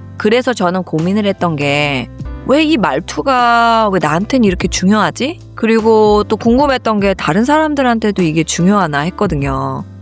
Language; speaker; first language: Korean; early bilingual, heritage; Korean